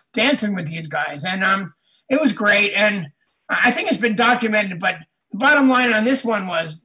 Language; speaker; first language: English; native; English